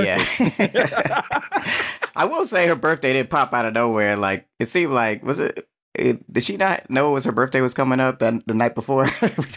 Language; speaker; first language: English; native; English